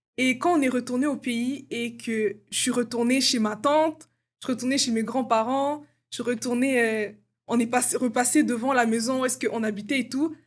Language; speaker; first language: French; early bilingual, other home language; Kongo